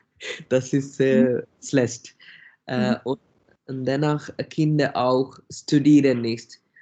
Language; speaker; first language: German; non-native, learner; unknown